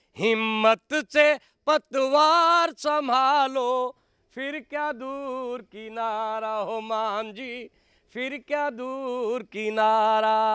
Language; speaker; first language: Hindi; native; Hindi